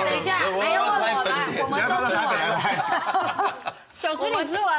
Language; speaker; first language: Chinese; native; Chinese